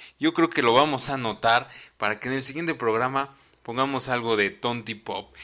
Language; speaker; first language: Spanish; native; Spanish